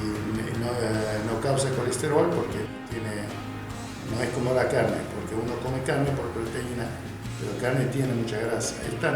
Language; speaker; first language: Spanish; non-native, fluent; Arabic